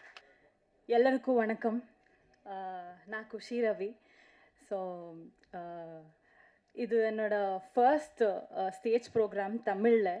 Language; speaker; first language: Tamil; non-native, learner; Kannada